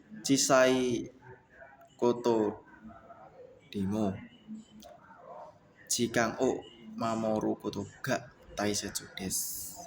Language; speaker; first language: Japanese; non-native, learner; Indonesian